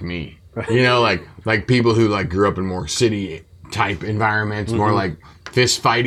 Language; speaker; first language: English; native; English